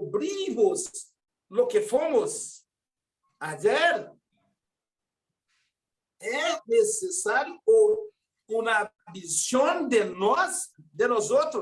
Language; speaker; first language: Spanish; non-native, learner; Portuguese